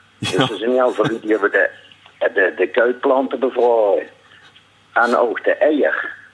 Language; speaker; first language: Dutch; native; Dutch